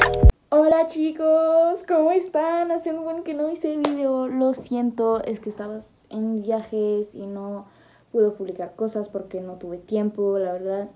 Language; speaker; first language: Spanish; non-native, learner; French